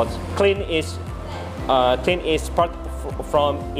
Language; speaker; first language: English; non-native, learner; Indonesian